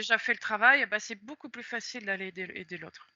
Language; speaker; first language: French; native; French